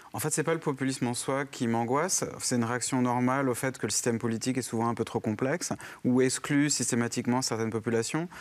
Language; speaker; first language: French; native; French